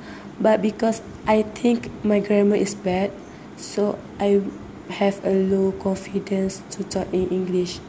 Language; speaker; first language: English; non-native, learner; Malay